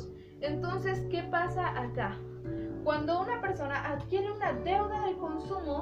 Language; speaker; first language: Spanish; native; Spanish